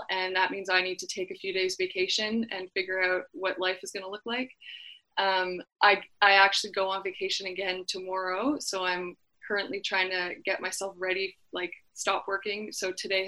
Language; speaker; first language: English; native; English